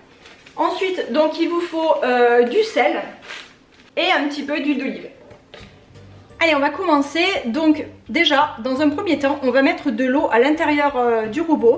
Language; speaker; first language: French; native; French